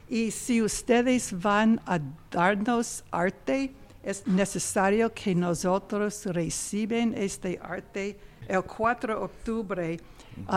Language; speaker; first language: Spanish; non-native, learner; English